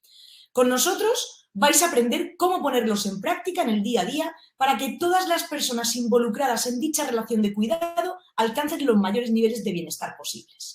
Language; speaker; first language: Spanish; native; Spanish